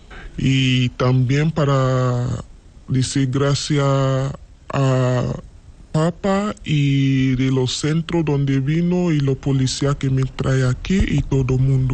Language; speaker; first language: Spanish; non-native, learner; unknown